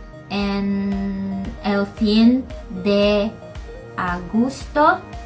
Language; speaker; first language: Spanish; non-native, learner; Filipino